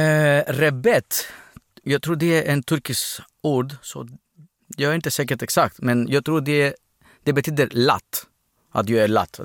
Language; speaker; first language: Swedish; non-native, fluent; Greek